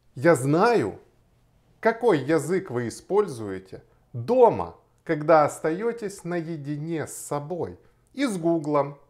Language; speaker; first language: Russian; native; Russian